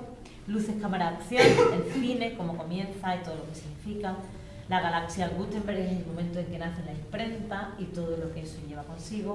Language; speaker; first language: Spanish; native; Spanish